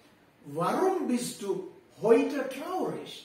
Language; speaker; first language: German; non-native, fluent; Sinhala